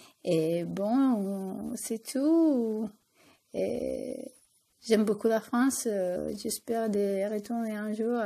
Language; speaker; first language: French; non-native, fluent; Italian